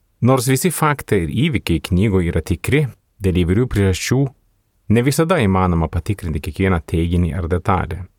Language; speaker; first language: Lithuanian; non-native, fluent; Swedish